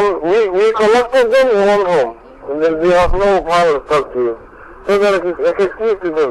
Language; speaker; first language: English; non-native, learner; Somali